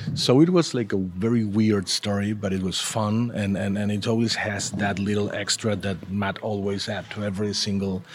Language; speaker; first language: English; non-native, fluent; Spanish